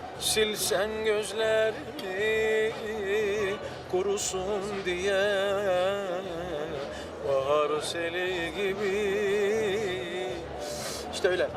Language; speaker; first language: Turkish; early bilingual, heritage; Turkish